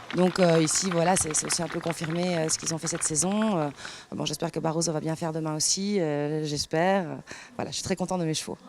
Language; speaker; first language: French; native; French